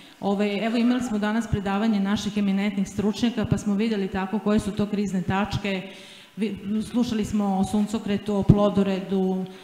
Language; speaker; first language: Serbian; native; Serbian